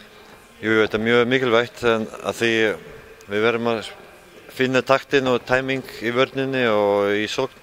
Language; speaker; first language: Icelandic; non-native, fluent; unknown